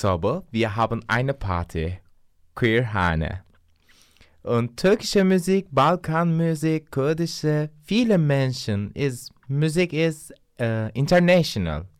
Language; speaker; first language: German; non-native, learner; Turkish